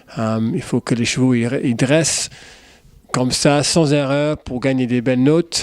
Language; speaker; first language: French; non-native, fluent; English